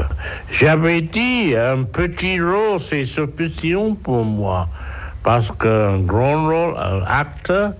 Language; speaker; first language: French; non-native, learner; English